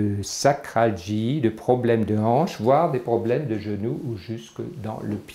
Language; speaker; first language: French; native; French